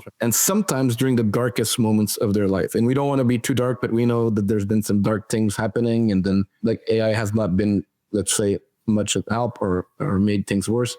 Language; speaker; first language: English; non-native, fluent; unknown